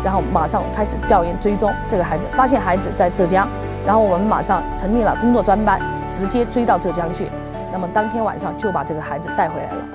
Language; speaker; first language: Chinese; native; Chinese